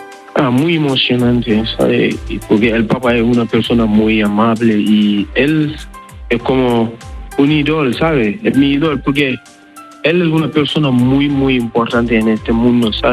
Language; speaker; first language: Spanish; non-native, learner; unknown